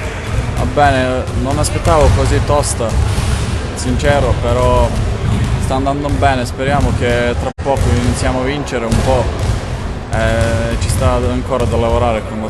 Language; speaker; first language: Italian; non-native, learner; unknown